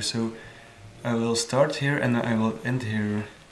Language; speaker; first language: English; non-native, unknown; Dutch